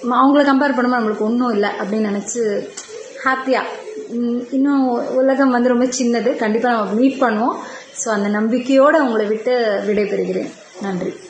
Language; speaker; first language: Tamil; native; Tamil